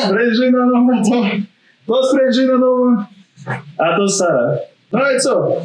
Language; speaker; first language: Polish; non-native, learner; Russian